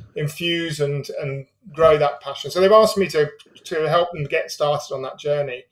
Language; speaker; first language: English; native; English